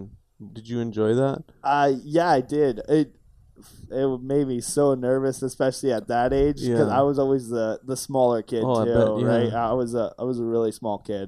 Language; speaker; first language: English; native; English